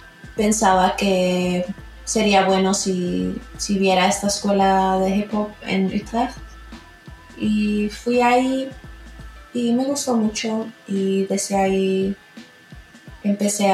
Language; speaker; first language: Spanish; early bilingual, heritage; Spanish